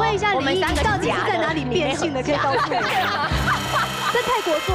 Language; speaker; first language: Chinese; native; Chinese